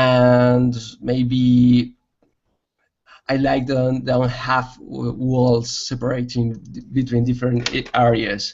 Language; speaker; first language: English; non-native, learner; Spanish